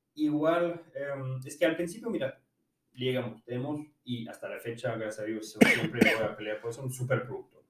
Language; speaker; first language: Spanish; non-native, fluent; French